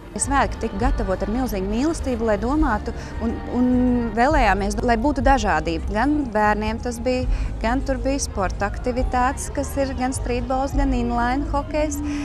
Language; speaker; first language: Latvian; native; Latvian